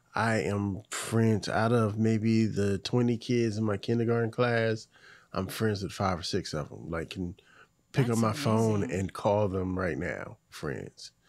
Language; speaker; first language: English; native; English